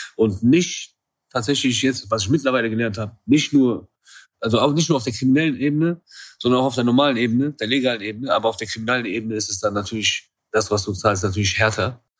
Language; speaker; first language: German; early bilingual, other home language; Kurdish